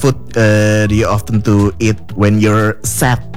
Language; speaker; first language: English; non-native, learner; Indonesian